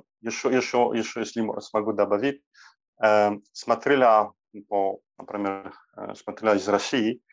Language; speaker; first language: Russian; non-native, learner; Polish